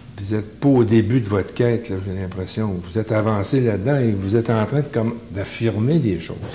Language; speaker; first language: French; native; French